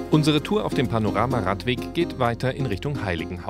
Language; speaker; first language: German; native; German